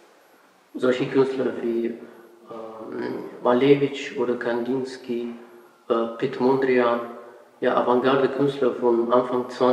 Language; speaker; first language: German; non-native, fluent; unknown